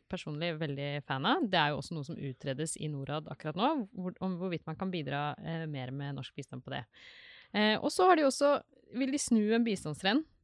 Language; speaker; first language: Norwegian; native; Norwegian